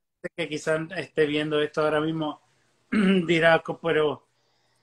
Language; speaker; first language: Spanish; native; Spanish